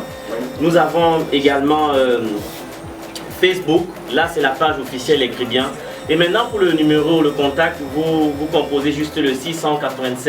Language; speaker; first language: French; native; French